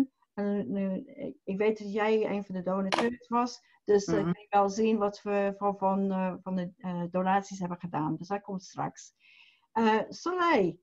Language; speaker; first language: Dutch; non-native, fluent; English